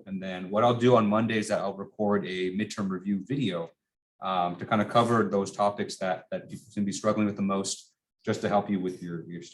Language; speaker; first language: English; native; English